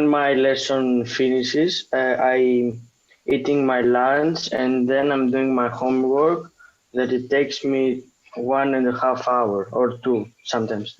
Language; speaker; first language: English; non-native, fluent; Greek